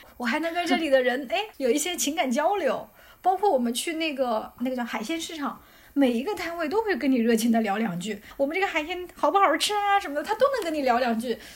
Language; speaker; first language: Chinese; native; Chinese